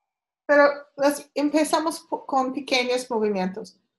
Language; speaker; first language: Spanish; non-native, learner; English